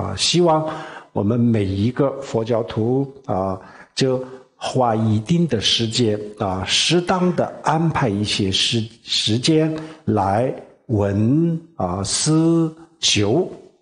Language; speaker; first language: Chinese; non-native, local second language; Tibetan